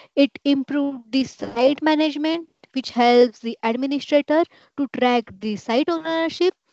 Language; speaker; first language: English; non-native, local second language; Marathi